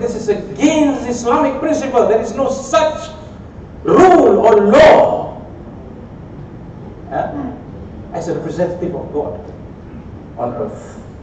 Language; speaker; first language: English; non-native, local second language; Malay